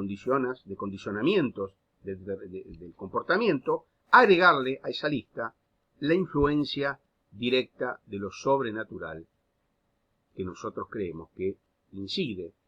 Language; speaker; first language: Spanish; native; Spanish